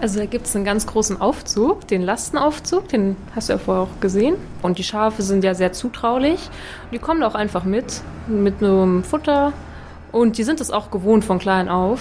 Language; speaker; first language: German; native; German